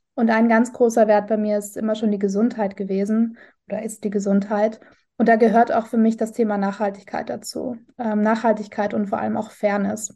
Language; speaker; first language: German; native; German